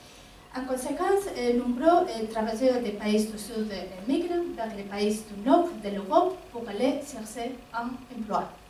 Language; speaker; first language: French; non-native, fluent; Spanish